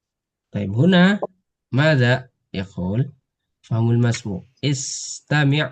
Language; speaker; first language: Arabic; non-native, fluent; Indonesian